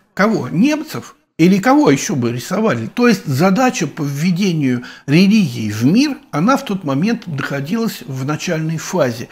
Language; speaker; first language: Russian; native; Russian